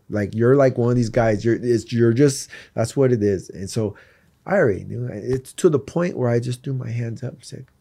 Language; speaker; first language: English; native; English